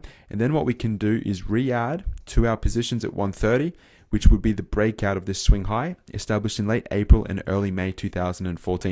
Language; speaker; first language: English; native; English